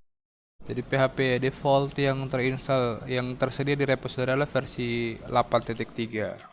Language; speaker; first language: Indonesian; native; Indonesian